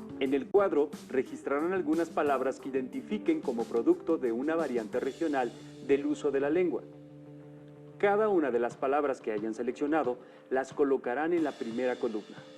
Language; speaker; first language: Spanish; native; Spanish